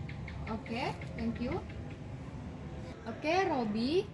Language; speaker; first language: English; non-native, learner; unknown